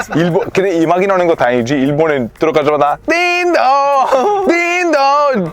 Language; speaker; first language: Korean; non-native, fluent; Italian